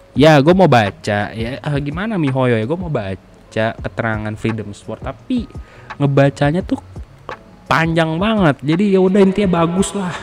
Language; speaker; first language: Indonesian; native; Indonesian